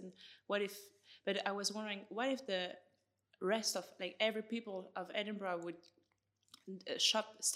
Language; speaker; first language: English; non-native, fluent; French